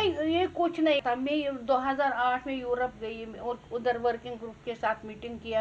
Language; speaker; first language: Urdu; non-native, local second language; Kashmiri